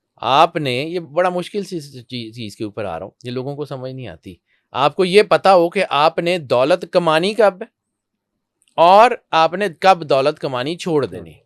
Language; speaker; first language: Urdu; non-native, local second language; Punjabi